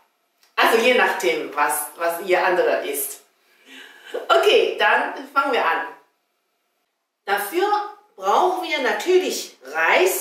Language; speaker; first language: German; non-native, fluent; Chinese